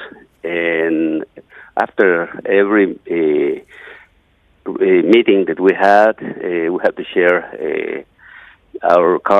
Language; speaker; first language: English; non-native, fluent; Yucateco